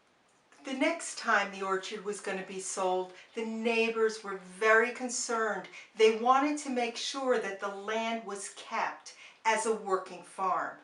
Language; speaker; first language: English; native; English